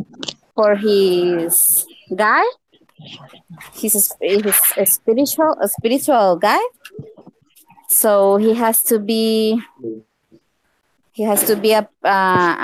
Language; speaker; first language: English; non-native, learner; Spanish